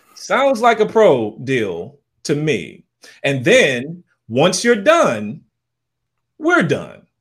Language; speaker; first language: English; native; English